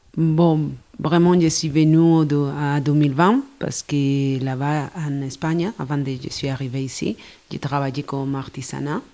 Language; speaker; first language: French; non-native, learner; Spanish